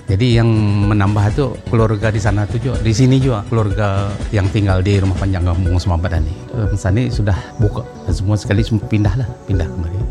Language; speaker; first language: Malay; non-native, local second language; Iban